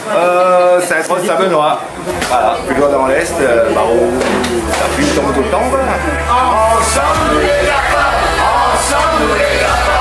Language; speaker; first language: French; native; French